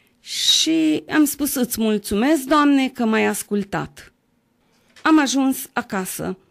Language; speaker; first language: Romanian; native; Romanian